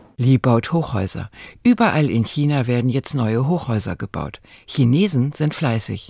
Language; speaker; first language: German; native; German